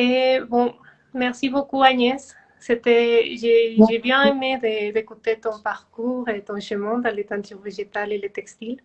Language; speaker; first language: French; non-native, fluent; Spanish